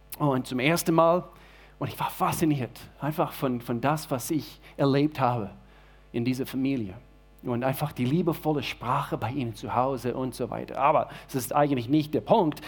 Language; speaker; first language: German; non-native, fluent; English